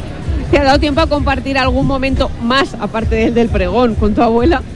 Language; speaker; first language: Spanish; native; Spanish